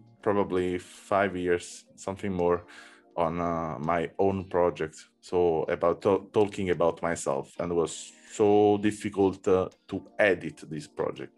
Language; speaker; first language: English; non-native, learner; Italian